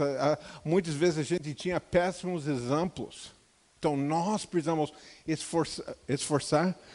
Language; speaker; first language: Portuguese; non-native, fluent; English